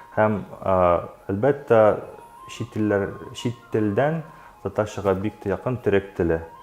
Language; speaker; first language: Tatar; non-native, local second language; Russian